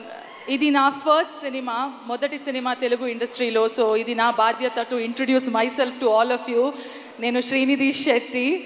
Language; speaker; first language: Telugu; non-native, learner; Kannada